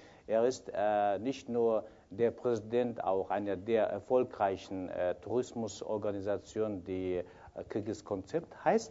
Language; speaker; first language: German; non-native, fluent; Kyrgyz